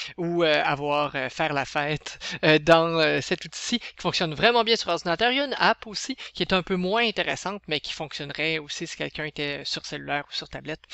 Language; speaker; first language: French; native; French